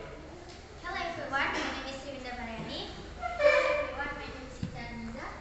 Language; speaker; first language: English; non-native, learner; Indonesian